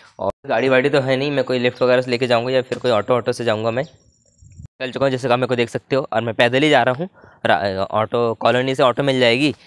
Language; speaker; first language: Hindi; native; Hindi